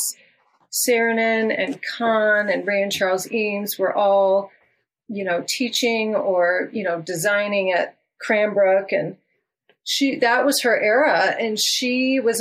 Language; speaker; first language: English; native; English